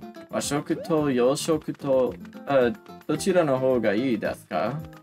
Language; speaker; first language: Japanese; non-native, learner; English